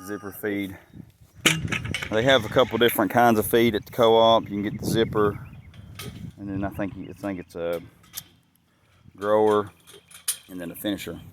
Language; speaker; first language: English; native; English